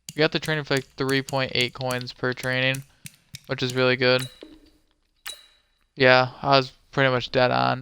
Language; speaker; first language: English; native; English